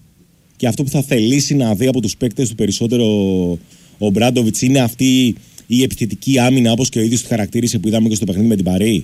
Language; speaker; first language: Greek; native; Greek